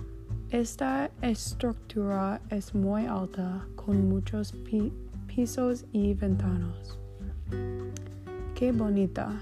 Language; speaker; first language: Spanish; non-native, learner; English